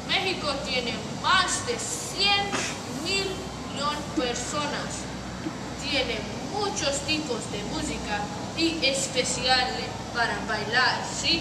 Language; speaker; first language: Spanish; non-native, learner; English